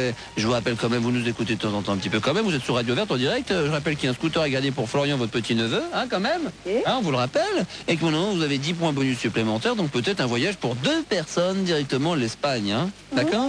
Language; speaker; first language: French; native; French